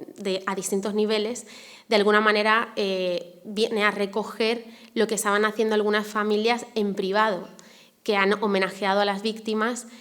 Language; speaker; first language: Spanish; native; Spanish